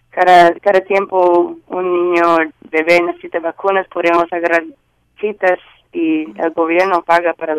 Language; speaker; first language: Spanish; non-native, learner; English